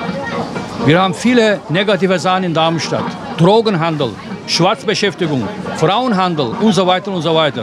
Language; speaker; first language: German; non-native, fluent; Turkish